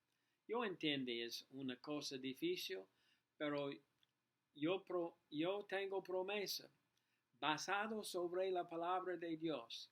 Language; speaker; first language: Spanish; non-native, learner; English